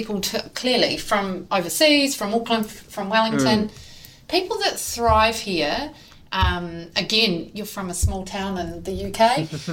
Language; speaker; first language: English; native; English